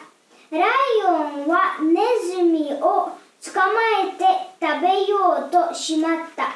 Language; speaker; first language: Japanese; non-native, learner; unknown